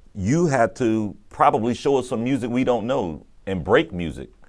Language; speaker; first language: English; native; English